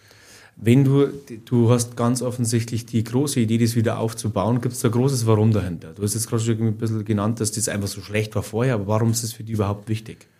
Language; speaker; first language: German; native; German